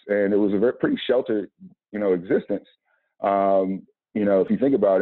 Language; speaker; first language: English; native; English